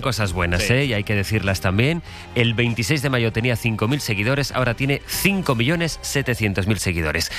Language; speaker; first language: Spanish; native; Spanish